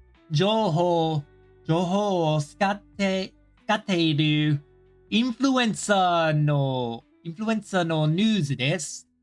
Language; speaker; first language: Japanese; non-native, learner; English